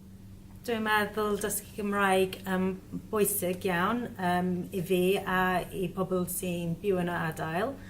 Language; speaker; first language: Welsh; non-native, learner; English